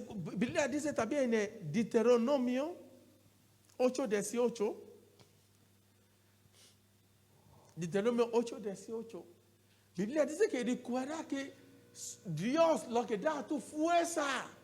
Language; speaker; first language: Spanish; non-native, learner; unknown